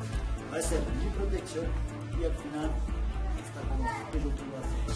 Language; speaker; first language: Spanish; non-native, learner; French